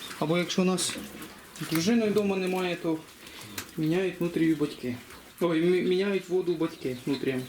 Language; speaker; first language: Ukrainian; native; Ukrainian